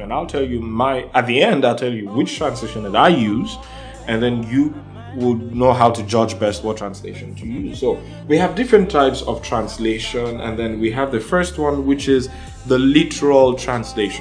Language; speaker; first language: English; non-native, local second language; Yoruba